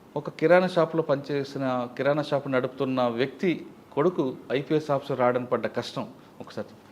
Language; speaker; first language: Telugu; native; Telugu